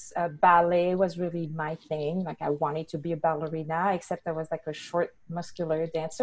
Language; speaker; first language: English; non-native, fluent; French